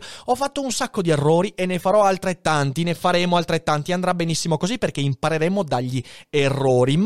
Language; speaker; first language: Italian; native; Italian